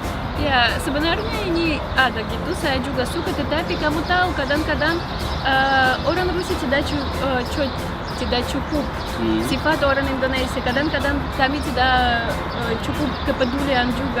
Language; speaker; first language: Indonesian; non-native, learner; Russian